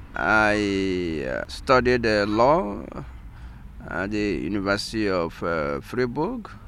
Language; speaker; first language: English; non-native, local second language; Igbo